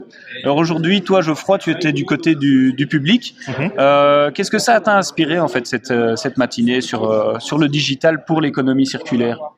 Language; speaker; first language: French; native; French